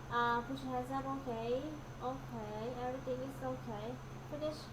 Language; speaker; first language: English; non-native, learner; Thai